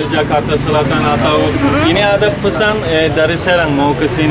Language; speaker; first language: Indonesian; non-native, fluent; Turkish